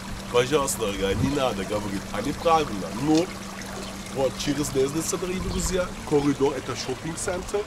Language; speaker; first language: Russian; non-native, learner; Turkish